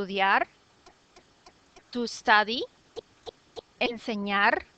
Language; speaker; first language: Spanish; non-native, fluent; English